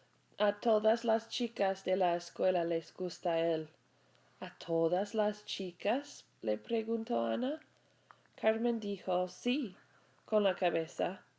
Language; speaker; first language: Spanish; non-native, fluent; English